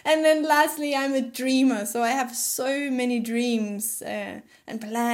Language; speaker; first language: English; non-native, fluent; Danish